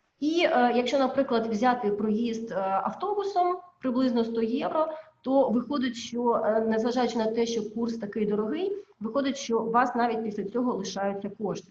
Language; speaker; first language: Ukrainian; native; Ukrainian